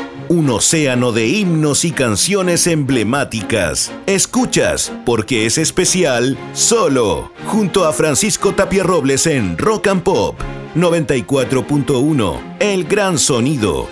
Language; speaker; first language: Spanish; native; Spanish